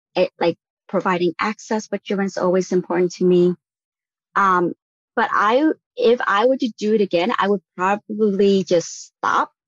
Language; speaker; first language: English; non-native, fluent; Vietnamese